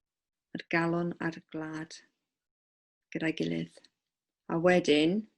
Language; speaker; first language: Welsh; non-native, local second language; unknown